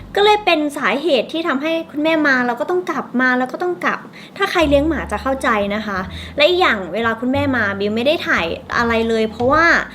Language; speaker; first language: Thai; native; Thai